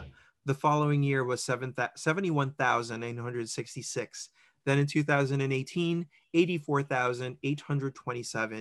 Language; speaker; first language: English; non-native, local second language; Filipino